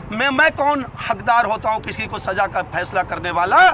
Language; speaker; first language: Hindi; native; Hindi